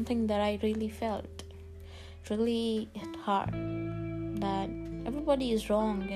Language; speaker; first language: English; non-native, local second language; Gujarati